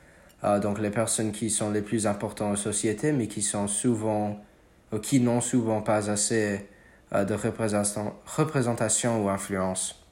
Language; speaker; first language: French; non-native, fluent; English